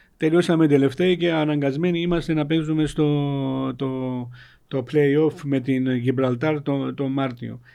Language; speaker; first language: Greek; non-native, fluent; Georgian